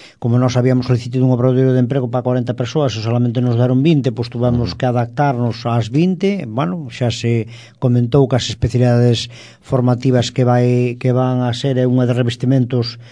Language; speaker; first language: Galician; non-native, local second language; Spanish